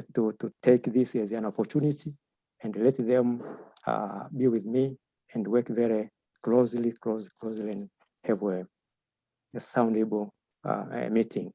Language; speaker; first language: English; non-native, local second language; Swahili